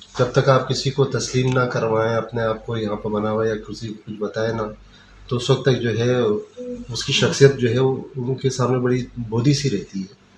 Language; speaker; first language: Urdu; non-native, local second language; Pashto